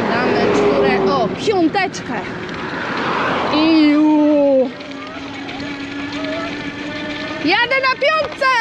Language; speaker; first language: Polish; native; Polish